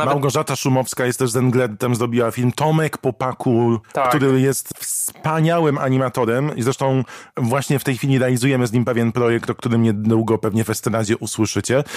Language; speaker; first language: Polish; native; Polish